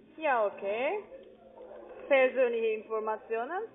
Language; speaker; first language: German; non-native, learner; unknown